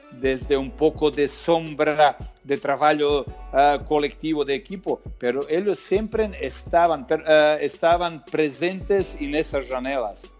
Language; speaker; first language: Spanish; non-native, fluent; Croatian